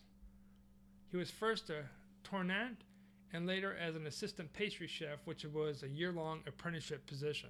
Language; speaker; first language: English; native; English